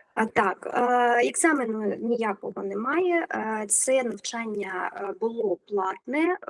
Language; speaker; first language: Ukrainian; native; Ukrainian